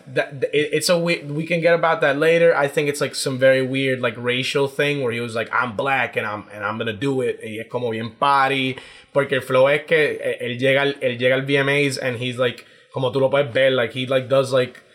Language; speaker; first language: English; non-native, local second language; Spanish